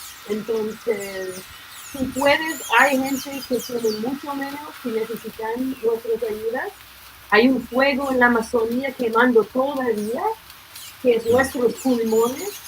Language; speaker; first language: Spanish; non-native, fluent; English